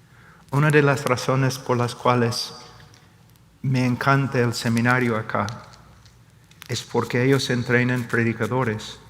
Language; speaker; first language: Spanish; non-native, fluent; English